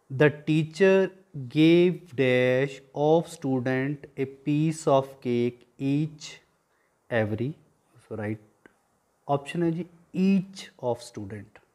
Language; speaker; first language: Hindi; non-native, local second language; Punjabi